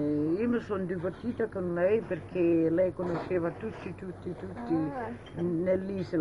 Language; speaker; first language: Italian; early bilingual, heritage; Italian